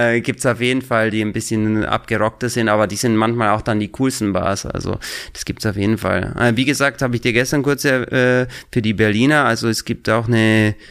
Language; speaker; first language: German; native; German